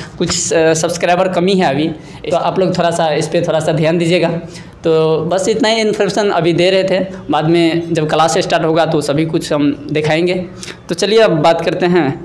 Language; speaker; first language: Hindi; native; Hindi